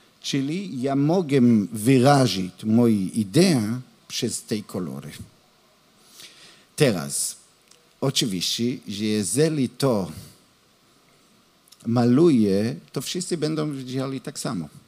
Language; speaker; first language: Polish; non-native, learner; Hebrew